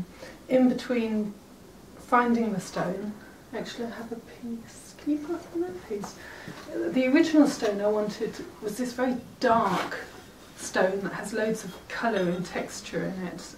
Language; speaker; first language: English; native; English